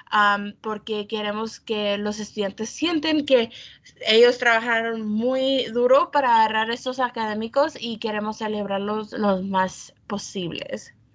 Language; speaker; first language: Spanish; early bilingual, heritage; Spanish